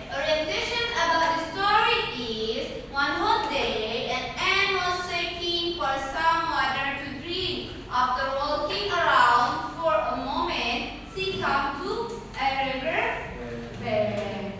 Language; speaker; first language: English; non-native, learner; Indonesian